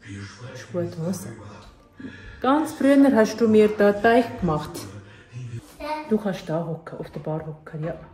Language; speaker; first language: German; non-native, fluent; Tibetan